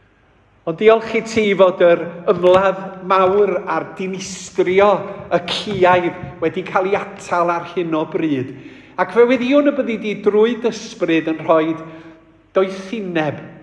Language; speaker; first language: Welsh; native; Welsh